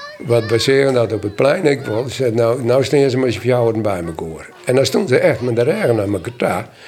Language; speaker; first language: Dutch; non-native, local second language; Western Frisian